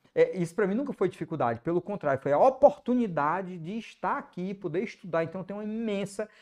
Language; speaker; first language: Portuguese; native; Portuguese